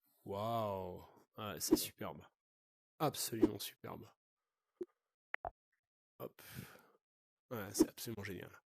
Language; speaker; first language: French; native; French